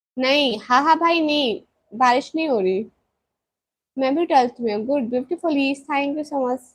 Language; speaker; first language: Urdu; non-native, local second language; Punjabi